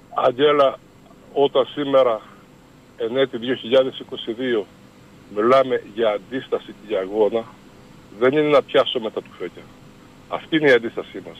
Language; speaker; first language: Greek; native; Greek